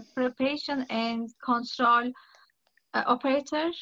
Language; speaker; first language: English; non-native, learner; Turkish